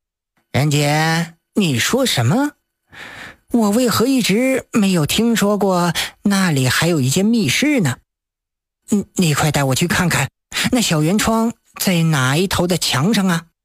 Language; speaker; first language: Chinese; native; Chinese